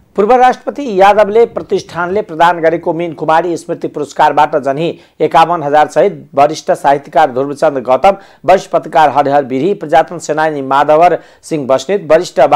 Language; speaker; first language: Nepali; non-native, local second language; Maithili